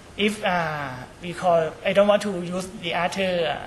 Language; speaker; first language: English; non-native, learner; Thai